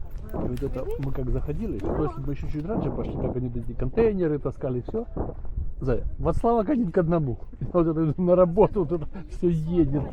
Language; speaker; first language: Russian; native; Russian